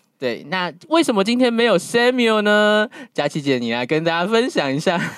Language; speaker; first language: Chinese; native; Chinese